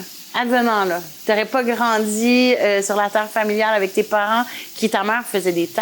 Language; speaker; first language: French; native; French